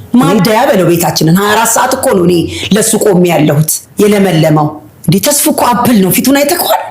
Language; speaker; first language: Amharic; native; Amharic